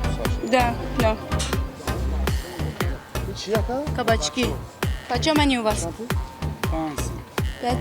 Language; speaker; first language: Russian; non-native, local second language; Tajik